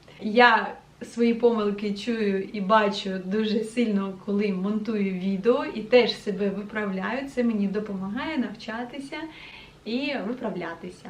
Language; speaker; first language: Ukrainian; non-native, local second language; Russian